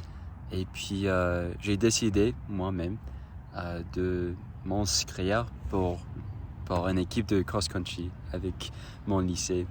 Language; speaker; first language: French; non-native, fluent; English